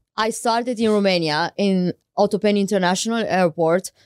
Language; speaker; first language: English; non-native, fluent; Romanian